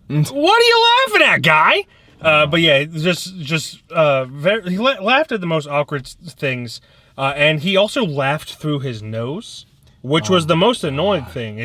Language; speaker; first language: English; native; English